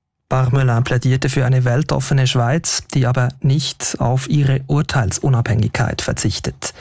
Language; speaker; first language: German; native; German